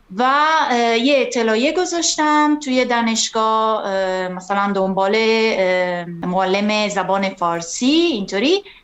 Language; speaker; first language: Persian; non-native, fluent; Italian